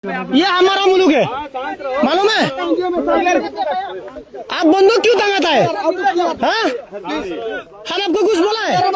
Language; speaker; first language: Hindi; non-native, learner; Bangla